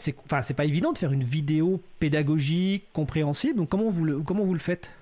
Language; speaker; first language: French; native; French